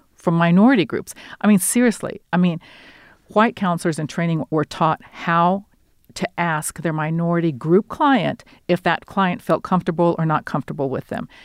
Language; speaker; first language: English; early bilingual, other home language; Spanish